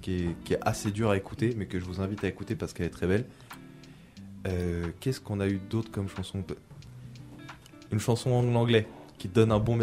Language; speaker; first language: French; native; French